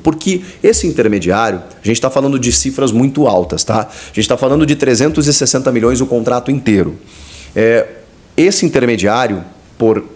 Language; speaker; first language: Portuguese; native; Portuguese